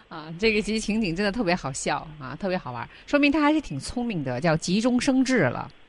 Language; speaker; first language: Chinese; native; Chinese